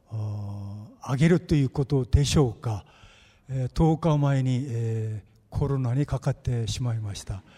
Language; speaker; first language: Japanese; non-native, fluent; Korean